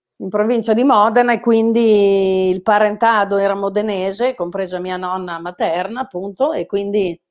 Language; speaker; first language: Italian; native; Italian